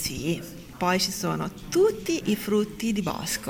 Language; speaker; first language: Italian; native; Italian